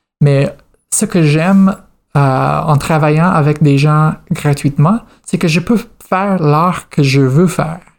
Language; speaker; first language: French; non-native, fluent; English